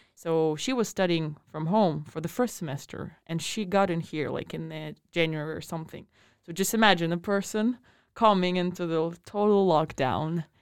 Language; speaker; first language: English; non-native, fluent; Russian